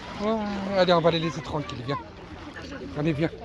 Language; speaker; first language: French; native; French